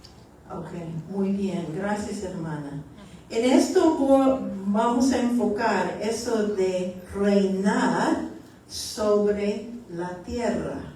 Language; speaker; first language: Spanish; early bilingual, heritage; Spanish